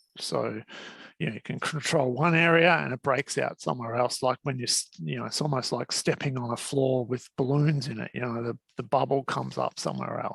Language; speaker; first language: English; native; English